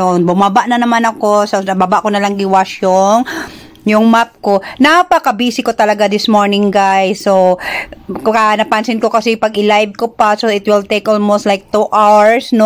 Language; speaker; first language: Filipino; non-native, local second language; Cebuano